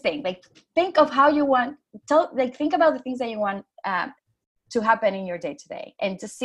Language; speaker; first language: English; non-native, fluent; Spanish